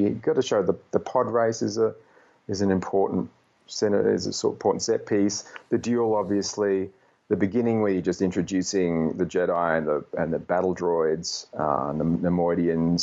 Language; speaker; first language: English; native; English